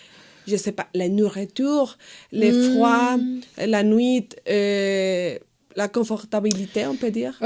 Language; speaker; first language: French; non-native, fluent; Spanish